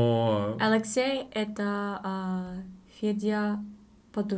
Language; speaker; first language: Russian; non-native, learner; English